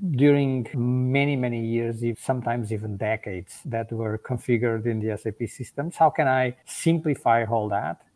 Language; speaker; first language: English; non-native, fluent; Portuguese